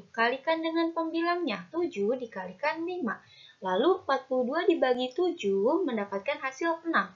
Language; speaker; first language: Indonesian; native; Indonesian